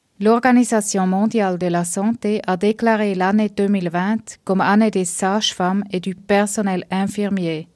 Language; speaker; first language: French; non-native, local second language; Swiss German